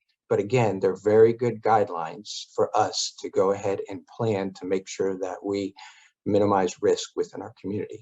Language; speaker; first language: English; native; English